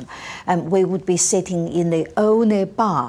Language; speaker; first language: English; non-native, fluent; Chinese